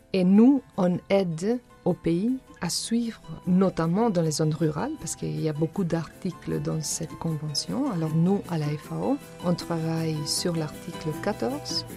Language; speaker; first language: French; non-native, fluent; Spanish